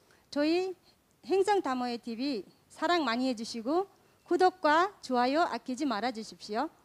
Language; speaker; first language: Korean; non-native, fluent; Kazakh